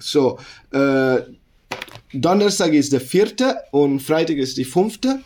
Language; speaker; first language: German; non-native, learner; Italian